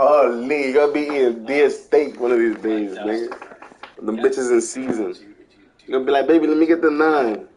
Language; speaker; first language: English; native; English